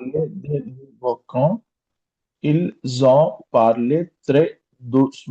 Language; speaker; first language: French; non-native, learner; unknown